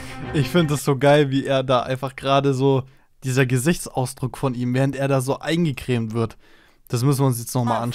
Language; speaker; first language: German; native; German